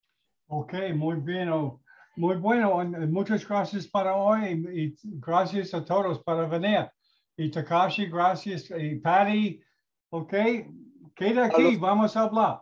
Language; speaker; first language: Spanish; non-native, learner; English